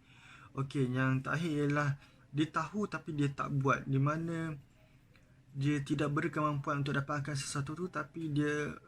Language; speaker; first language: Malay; native; Malay